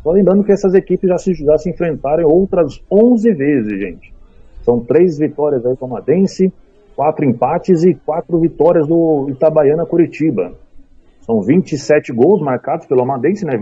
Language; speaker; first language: Portuguese; native; Portuguese